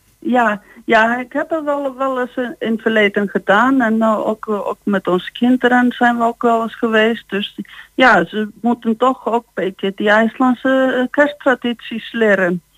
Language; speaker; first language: Dutch; non-native, fluent; Icelandic